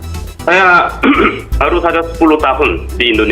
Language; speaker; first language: Indonesian; non-native, fluent; Korean